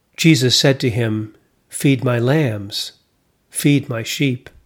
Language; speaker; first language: English; native; English